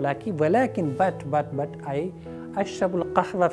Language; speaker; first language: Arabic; non-native, fluent; Urdu